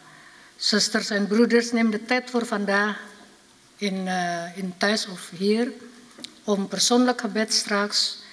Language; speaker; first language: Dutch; non-native, fluent; Indonesian